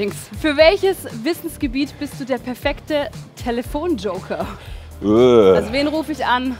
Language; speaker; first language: German; native; German